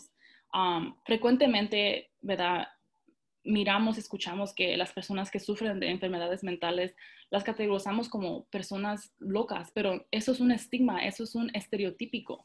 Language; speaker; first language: Spanish; early bilingual, heritage; Spanish